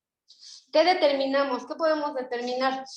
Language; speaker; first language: Spanish; native; Spanish